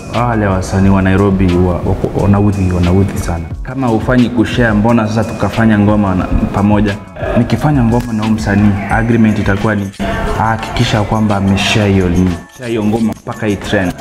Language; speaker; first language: Swahili; non-native, local second language; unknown